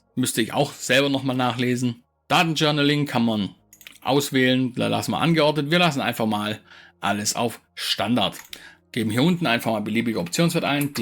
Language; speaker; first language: German; native; German